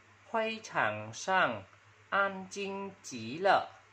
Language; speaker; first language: Chinese; non-native, fluent; Vietnamese